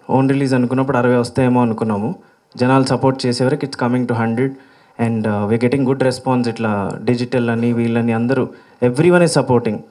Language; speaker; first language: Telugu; native; Telugu